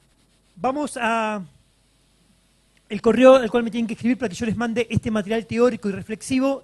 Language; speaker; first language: Spanish; native; Spanish